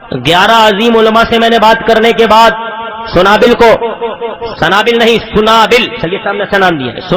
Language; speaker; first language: Urdu; native; Urdu